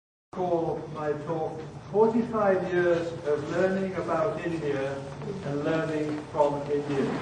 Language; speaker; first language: English; native; English